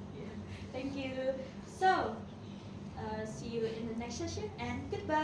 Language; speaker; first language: English; non-native, fluent; Indonesian